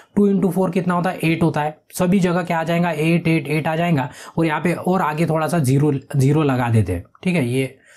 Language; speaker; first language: Hindi; non-native, local second language; Marathi